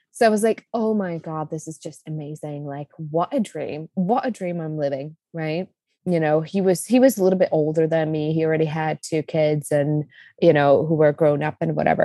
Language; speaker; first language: English; non-native, fluent; Czech